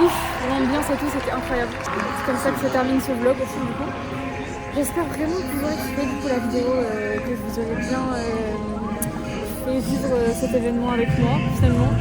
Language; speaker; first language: French; native; French